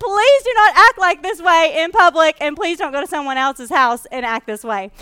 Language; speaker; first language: English; native; English